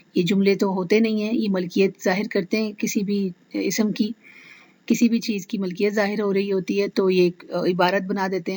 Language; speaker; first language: Urdu; native; Urdu